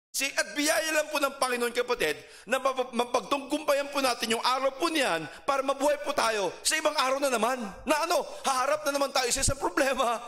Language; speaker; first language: Filipino; non-native, local second language; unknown